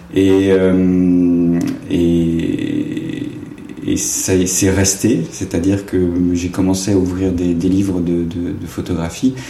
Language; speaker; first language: French; native; French